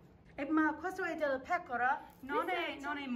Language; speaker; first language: Italian; non-native, learner; English